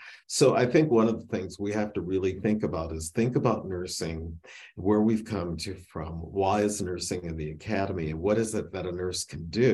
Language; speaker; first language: English; native; English